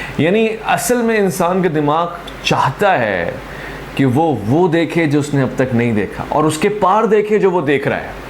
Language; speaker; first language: Urdu; non-native, local second language; Sindhi